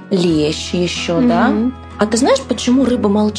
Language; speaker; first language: Russian; native; Russian